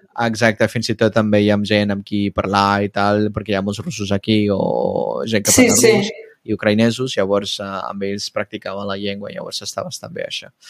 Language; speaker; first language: Catalan; non-native, fluent; Spanish